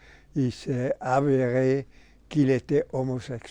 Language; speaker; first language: French; non-native, local second language; German